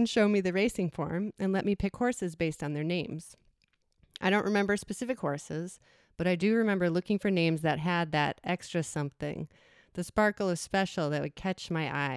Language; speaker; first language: English; native; English